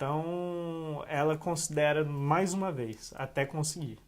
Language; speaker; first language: Portuguese; native; Portuguese